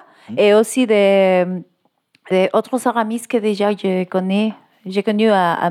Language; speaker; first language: French; non-native, learner; Spanish